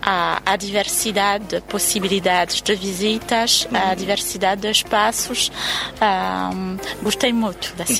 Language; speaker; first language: Portuguese; non-native, fluent; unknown